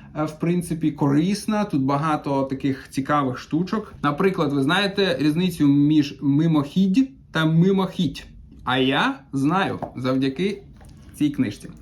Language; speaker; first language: Ukrainian; non-native, local second language; Russian